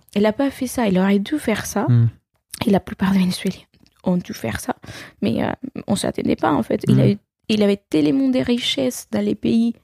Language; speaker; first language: French; non-native, fluent; Spanish